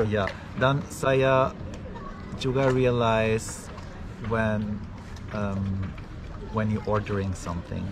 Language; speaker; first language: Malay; non-native, learner; German